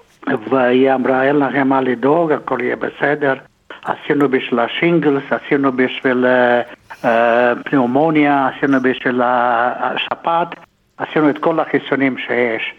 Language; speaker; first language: Hebrew; non-native, fluent; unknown